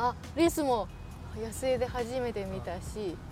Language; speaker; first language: Japanese; non-native, learner; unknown